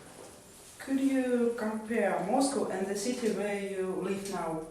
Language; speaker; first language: English; non-native, learner; Russian